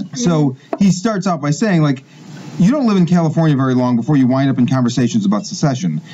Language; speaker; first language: English; native; English